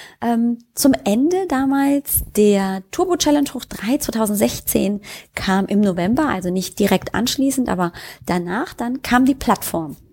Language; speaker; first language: German; native; German